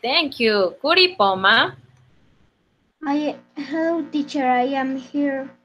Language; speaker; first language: English; non-native, learner; Spanish